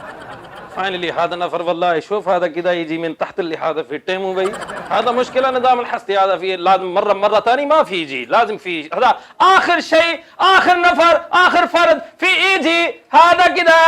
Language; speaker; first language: Arabic; non-native, learner; Punjabi